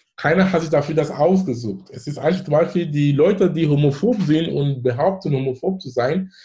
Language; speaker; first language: German; non-native, fluent; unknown